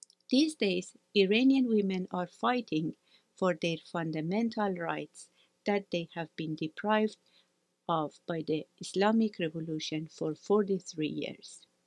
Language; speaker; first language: English; non-native, fluent; Persian